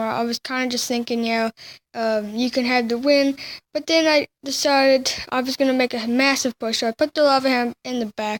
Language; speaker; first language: English; native; English